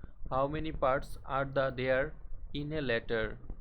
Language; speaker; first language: English; non-native, local second language; Bangla